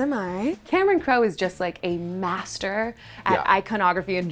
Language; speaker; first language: English; native; English